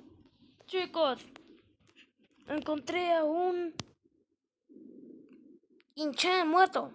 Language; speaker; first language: Spanish; native; Spanish